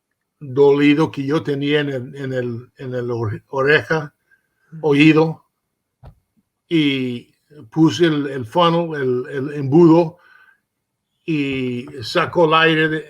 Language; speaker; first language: Spanish; early bilingual, heritage; Spanish